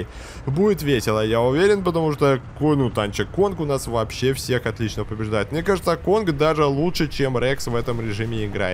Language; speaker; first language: Russian; native; Russian